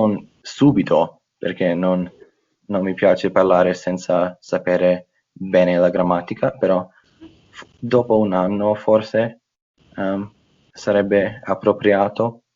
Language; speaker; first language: Italian; non-native, fluent; English